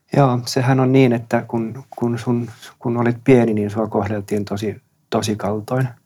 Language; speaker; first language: Finnish; non-native, local second language; Swedish